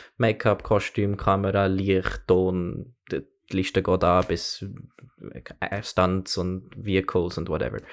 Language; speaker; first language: German; native; German